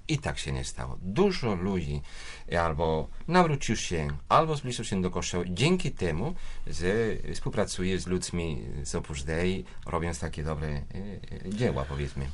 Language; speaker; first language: Polish; non-native, fluent; Spanish